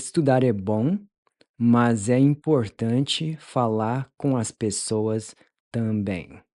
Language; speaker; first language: Portuguese; non-native, fluent; English